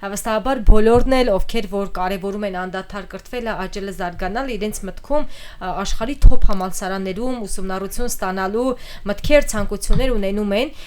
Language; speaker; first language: Armenian; native; Armenian